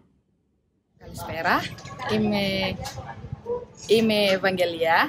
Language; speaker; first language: Greek; non-native, fluent; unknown